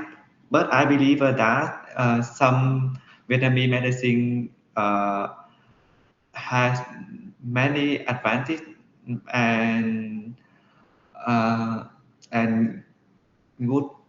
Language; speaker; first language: English; non-native, learner; Vietnamese